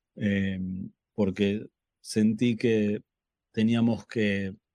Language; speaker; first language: Spanish; native; Spanish